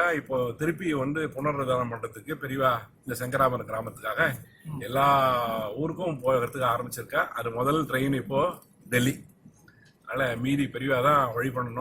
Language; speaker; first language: Tamil; native; Tamil